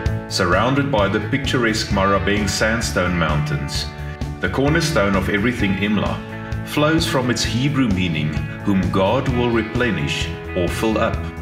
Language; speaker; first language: English; non-native, local second language; Afrikaans